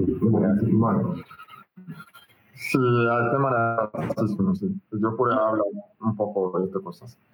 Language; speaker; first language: Spanish; non-native, learner; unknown